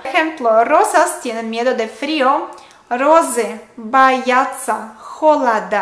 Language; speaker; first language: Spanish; non-native, fluent; Russian